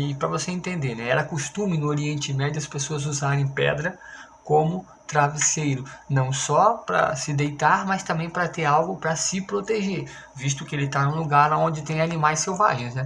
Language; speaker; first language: Portuguese; native; Portuguese